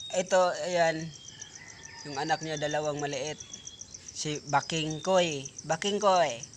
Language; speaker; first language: Filipino; non-native, local second language; Cebuano